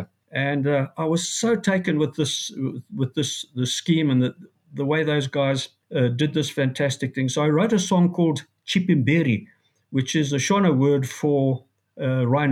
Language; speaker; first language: English; native; English